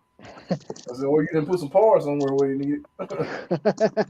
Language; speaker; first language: English; native; English